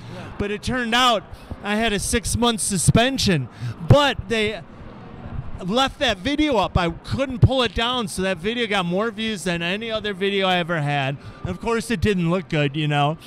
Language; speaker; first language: English; native; English